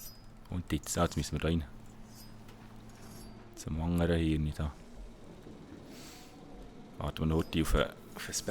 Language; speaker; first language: German; native; German